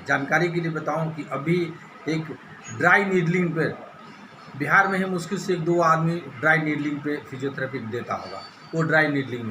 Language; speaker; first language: Hindi; native; Hindi